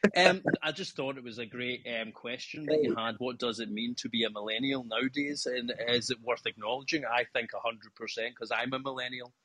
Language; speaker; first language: English; native; English